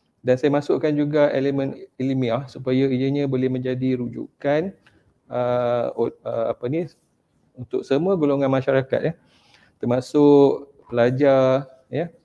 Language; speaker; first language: Malay; native; Malay